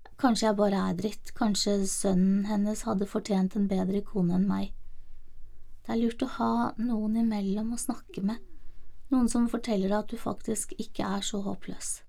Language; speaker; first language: Norwegian; native; Norwegian